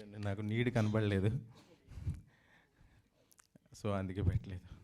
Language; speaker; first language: Telugu; native; Telugu